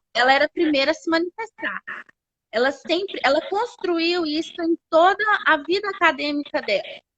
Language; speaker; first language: Portuguese; native; Portuguese